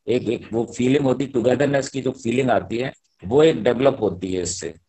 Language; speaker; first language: Hindi; native; Hindi